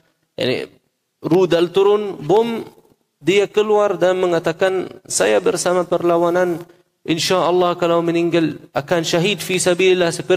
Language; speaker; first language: Indonesian; non-native, fluent; Arabic